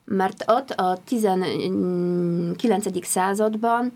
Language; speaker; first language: Hungarian; non-native, fluent; Polish